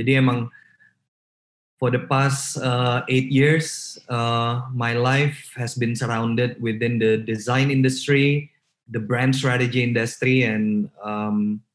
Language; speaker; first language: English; non-native, local second language; Indonesian